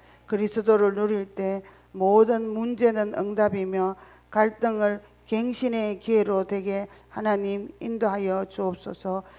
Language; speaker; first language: Korean; native; Korean